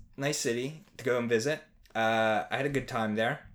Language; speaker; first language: English; native; English